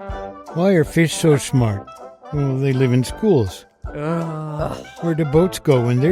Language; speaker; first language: English; native; English